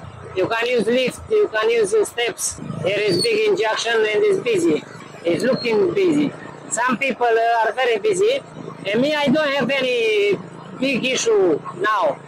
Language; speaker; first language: English; non-native, learner; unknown